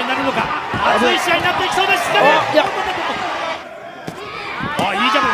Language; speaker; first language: Japanese; native; Japanese